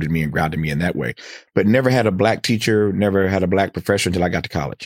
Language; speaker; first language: English; native; English